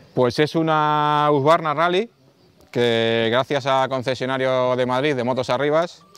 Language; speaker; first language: Spanish; native; Spanish